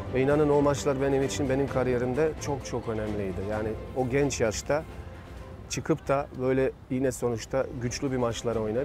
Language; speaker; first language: Turkish; non-native, fluent; Bosnian